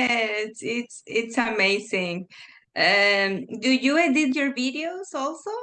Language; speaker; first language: English; non-native, fluent; Spanish